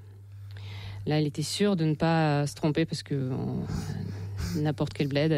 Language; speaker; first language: French; non-native, fluent; Russian